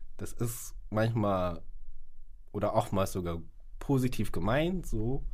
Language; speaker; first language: German; early bilingual, other home language; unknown